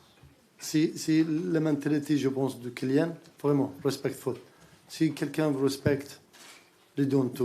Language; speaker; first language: French; non-native, learner; Arabic